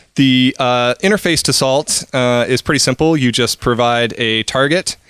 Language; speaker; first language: English; native; English